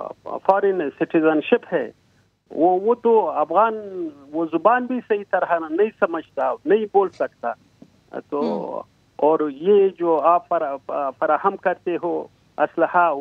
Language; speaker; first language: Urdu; non-native, fluent; Pashto